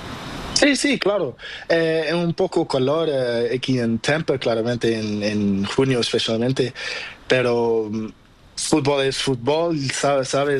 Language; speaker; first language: Spanish; non-native, learner; Portuguese